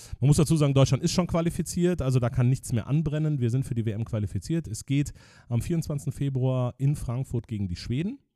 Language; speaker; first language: German; native; German